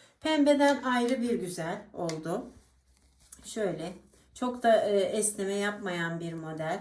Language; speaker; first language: Turkish; native; Turkish